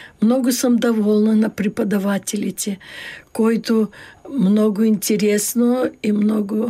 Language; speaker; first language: Bulgarian; early bilingual, heritage; Bulgarian